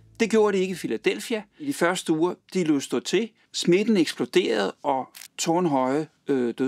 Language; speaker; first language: Danish; native; Danish